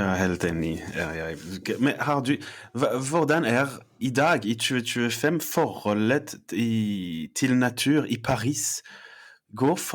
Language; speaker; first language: Norwegian; non-native, fluent; French